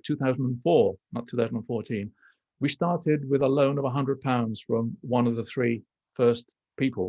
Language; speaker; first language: English; native; English